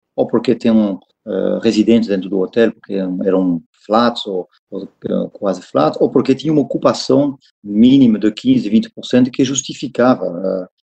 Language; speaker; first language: Portuguese; non-native, fluent; French